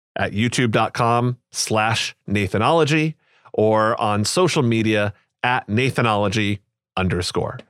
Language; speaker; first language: English; native; English